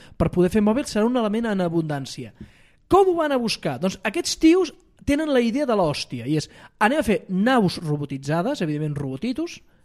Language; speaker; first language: Catalan; native; Catalan